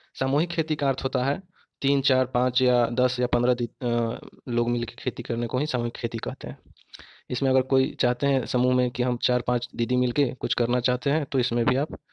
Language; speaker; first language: Hindi; native; Hindi